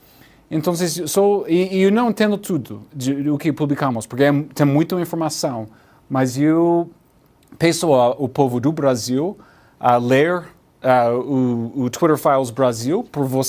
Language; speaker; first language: Portuguese; non-native, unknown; English